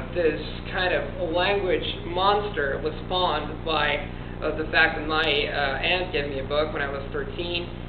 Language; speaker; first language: English; non-native, fluent; Italian